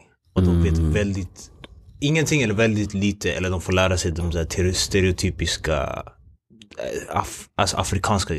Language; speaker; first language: Swedish; early bilingual, other home language; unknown